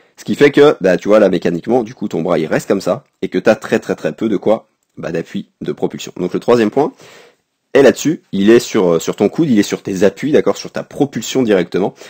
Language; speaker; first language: French; native; French